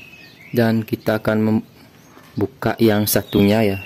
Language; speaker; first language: Indonesian; native; Indonesian